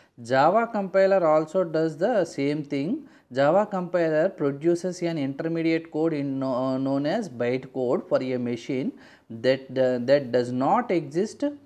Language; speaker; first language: English; non-native, local second language; Telugu